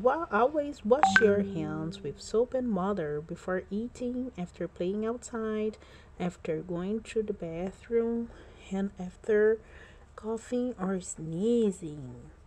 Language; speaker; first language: English; non-native, fluent; Portuguese